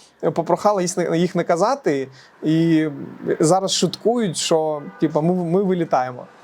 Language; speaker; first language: Ukrainian; non-native, local second language; Russian